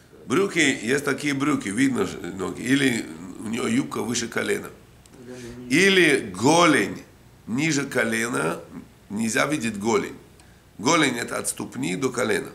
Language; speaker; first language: Russian; native; Russian